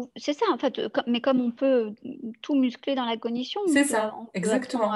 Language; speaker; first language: French; native; French